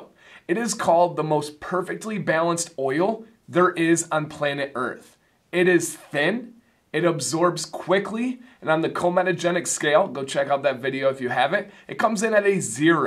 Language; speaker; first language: English; native; English